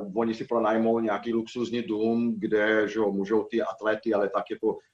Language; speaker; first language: Czech; non-native, fluent; Portuguese